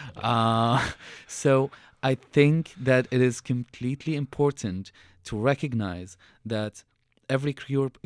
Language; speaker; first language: English; non-native, fluent; Arabic